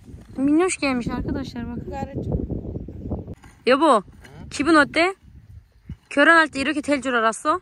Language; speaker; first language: Korean; non-native, fluent; Turkish